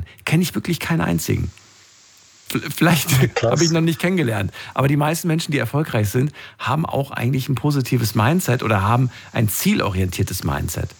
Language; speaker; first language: German; native; German